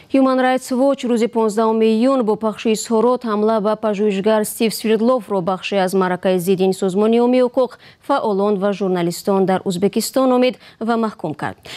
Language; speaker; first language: Tajik; native; Tajik